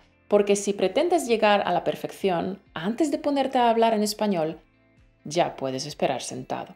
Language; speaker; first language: Spanish; native; Spanish